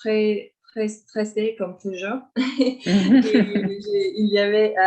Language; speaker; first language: French; non-native, fluent; Turkish